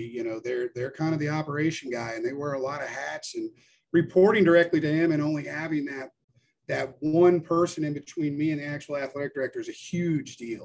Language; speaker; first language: English; native; English